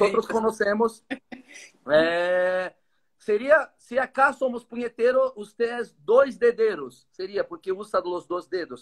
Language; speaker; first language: Spanish; non-native, learner; Portuguese